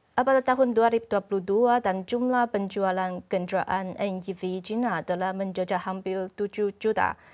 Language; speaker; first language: Malay; non-native, fluent; Chinese